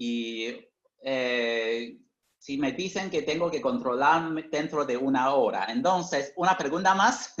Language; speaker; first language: Spanish; non-native, fluent; Chinese